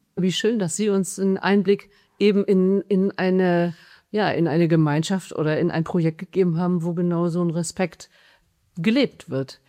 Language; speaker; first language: German; native; German